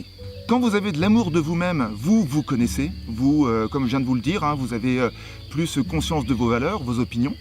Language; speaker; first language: French; native; French